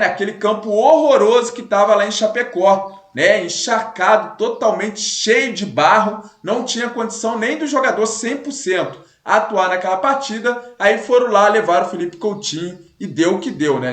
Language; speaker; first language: Portuguese; native; Portuguese